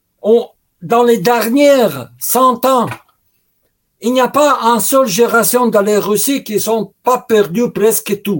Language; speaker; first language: French; non-native, learner; Russian